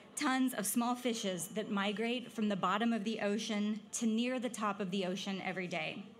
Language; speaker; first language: English; native; English